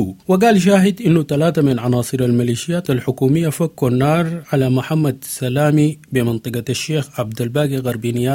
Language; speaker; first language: Arabic; native; Arabic